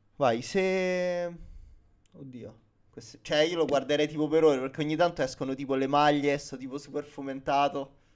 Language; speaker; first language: Italian; native; Italian